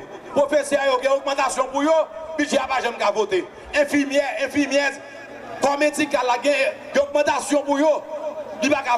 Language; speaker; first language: French; non-native, local second language; Haitian Creole